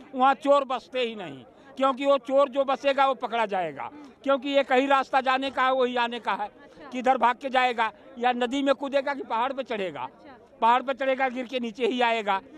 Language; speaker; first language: Hindi; native; Hindi